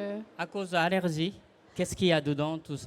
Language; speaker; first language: French; non-native, fluent; Japanese